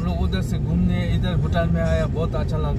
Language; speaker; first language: Hindi; non-native, learner; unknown